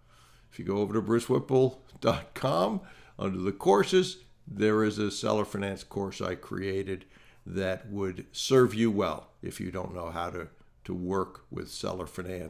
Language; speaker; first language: English; native; English